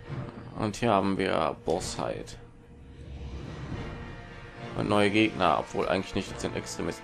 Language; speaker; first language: German; native; German